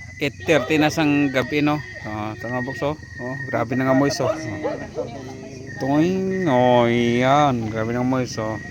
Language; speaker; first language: Filipino; non-native, local second language; Hiligaynon